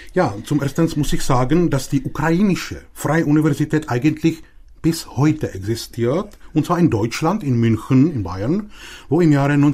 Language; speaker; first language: German; non-native, fluent; Czech